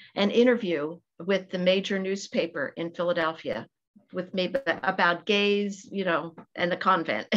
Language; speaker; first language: English; native; English